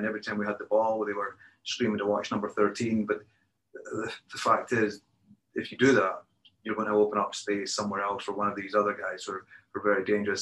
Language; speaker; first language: English; native; English